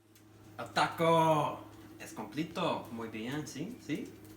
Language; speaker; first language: Spanish; non-native, learner; English